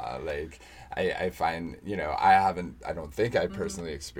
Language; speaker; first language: English; native; English